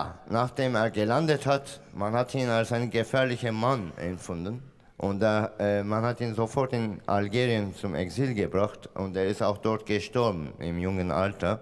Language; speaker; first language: German; non-native, fluent; Turkish